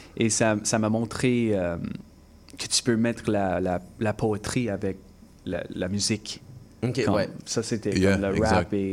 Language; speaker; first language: French; non-native, local second language; English